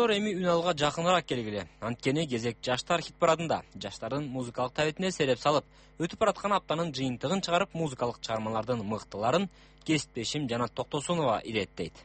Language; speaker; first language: Kyrgyz; native; Kyrgyz